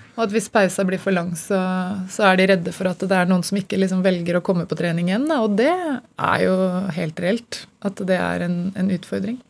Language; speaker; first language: Norwegian; native; Norwegian